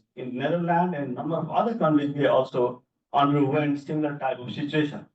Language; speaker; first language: English; non-native, local second language; Nepali